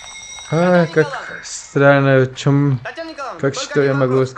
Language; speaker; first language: Russian; non-native, fluent; Spanish